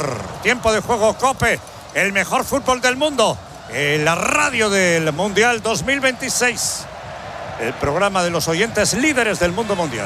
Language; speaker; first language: Spanish; native; Spanish